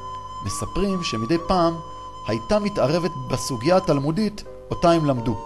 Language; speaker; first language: Hebrew; native; Hebrew